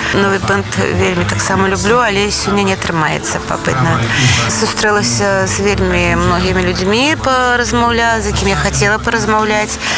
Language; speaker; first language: Belarusian; non-native, local second language; Russian